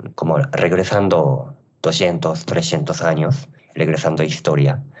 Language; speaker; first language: Spanish; non-native, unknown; Japanese